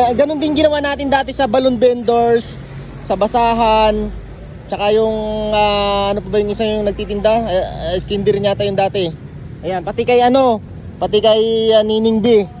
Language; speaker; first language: Filipino; native; Filipino